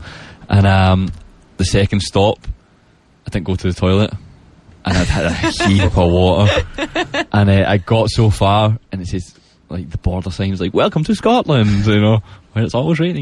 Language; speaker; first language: English; native; English